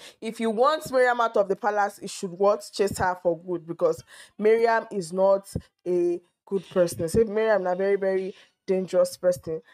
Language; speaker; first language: Nigerian Pidgin; native; Nigerian Pidgin